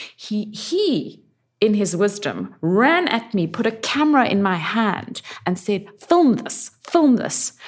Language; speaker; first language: English; native; English